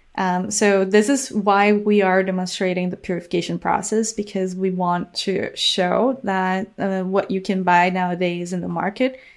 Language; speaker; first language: English; non-native, fluent; Portuguese